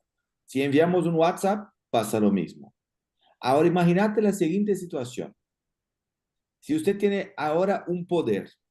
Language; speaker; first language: Spanish; non-native, fluent; Portuguese